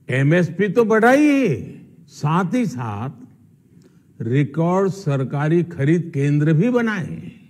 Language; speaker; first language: Hindi; non-native, local second language; Gujarati